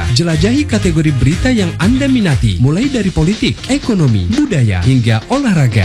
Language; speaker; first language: Indonesian; native; Indonesian